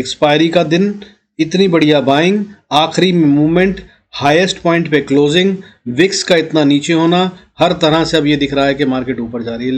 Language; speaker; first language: Hindi; native; Hindi